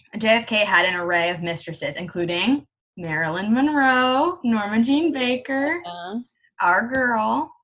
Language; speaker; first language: English; native; English